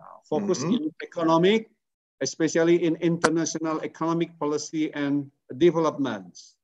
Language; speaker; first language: English; non-native, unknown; Indonesian